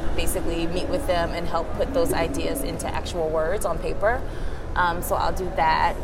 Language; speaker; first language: English; native; English